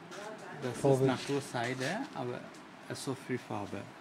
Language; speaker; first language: German; non-native, learner; Sinhala